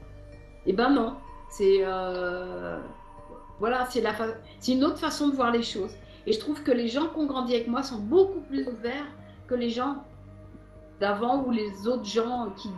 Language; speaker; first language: French; native; French